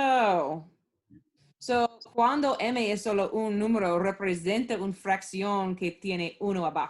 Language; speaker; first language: Spanish; non-native, learner; English